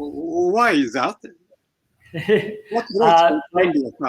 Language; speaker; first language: English; non-native, fluent; Japanese